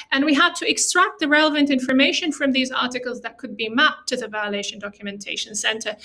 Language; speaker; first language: English; non-native, fluent; Arabic